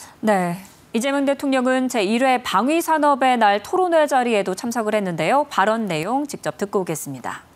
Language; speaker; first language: Korean; native; Korean